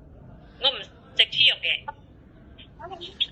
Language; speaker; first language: Cantonese; non-native, learner; Indonesian